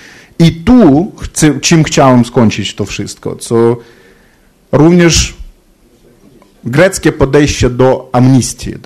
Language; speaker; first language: Polish; non-native, fluent; Ukrainian